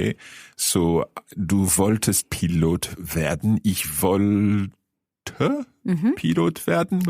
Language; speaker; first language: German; non-native, fluent; English